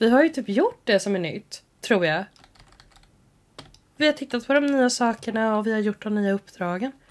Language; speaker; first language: Swedish; native; Swedish